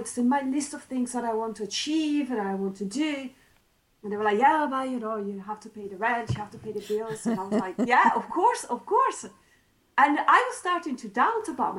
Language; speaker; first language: English; non-native, fluent; Italian